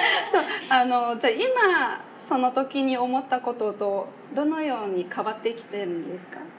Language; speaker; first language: Japanese; non-native, fluent; Vietnamese